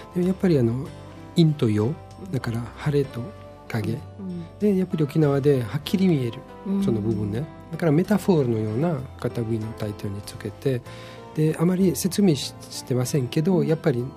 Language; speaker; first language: Japanese; non-native, fluent; French